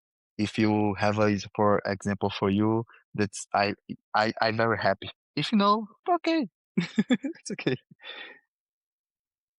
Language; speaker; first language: English; non-native, learner; Portuguese